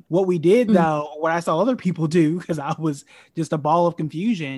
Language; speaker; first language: English; native; English